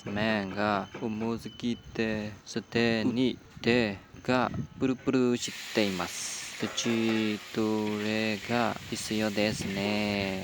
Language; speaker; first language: Japanese; non-native, learner; Vietnamese